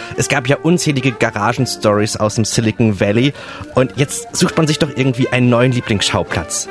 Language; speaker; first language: German; native; German